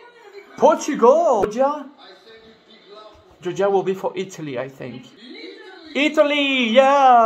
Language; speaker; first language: English; non-native, fluent; French